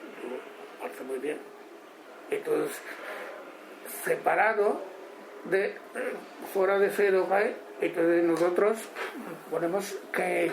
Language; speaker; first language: Spanish; non-native, learner; Japanese